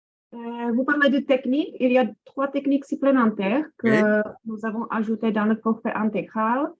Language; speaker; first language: French; non-native, fluent; Czech